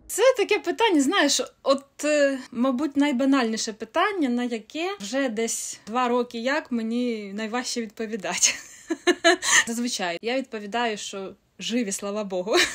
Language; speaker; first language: Ukrainian; non-native, local second language; Russian